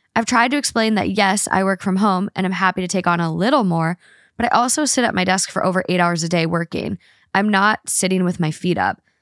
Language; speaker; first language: English; native; English